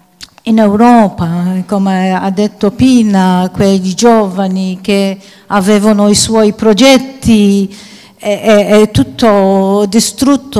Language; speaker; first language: Italian; non-native, fluent; Maltese